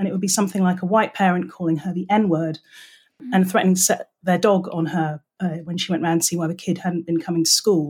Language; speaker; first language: English; native; English